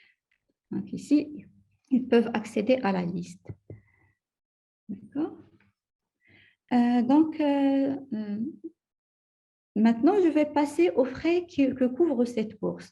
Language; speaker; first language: French; non-native, local second language; Arabic